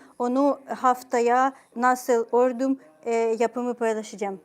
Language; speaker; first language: Turkish; non-native, fluent; Ukrainian